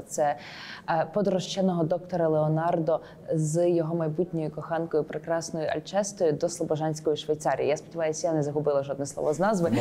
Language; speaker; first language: Ukrainian; native; Ukrainian